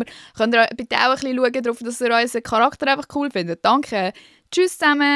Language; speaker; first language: German; native; German